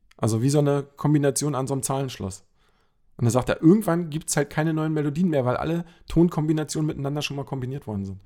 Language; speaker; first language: German; native; German